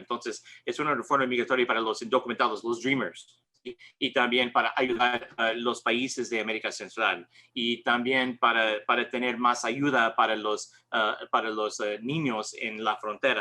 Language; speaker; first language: Spanish; non-native, learner; English